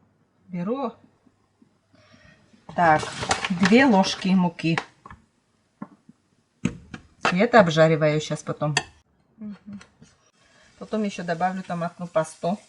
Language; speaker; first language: Russian; native; Russian